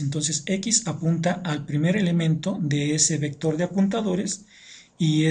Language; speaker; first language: Spanish; native; Spanish